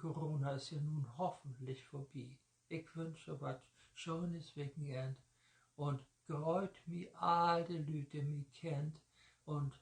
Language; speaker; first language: German; native; German